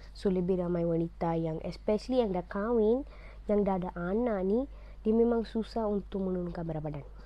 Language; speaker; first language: Malay; non-native, local second language; Tamil